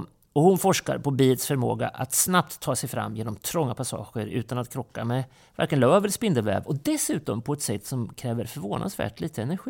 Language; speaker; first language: Swedish; native; Swedish